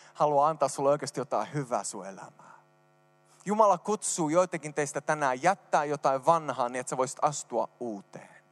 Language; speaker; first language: Finnish; early bilingual, heritage; Finnish